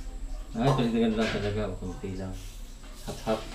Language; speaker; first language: Filipino; native; Filipino